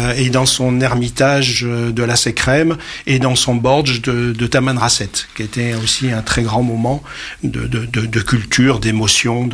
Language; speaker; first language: French; native; French